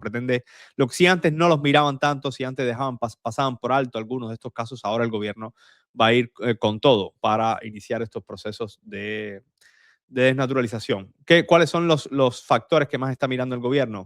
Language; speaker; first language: Spanish; native; Spanish